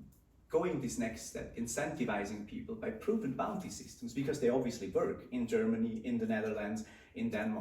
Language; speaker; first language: English; non-native, fluent; Swiss German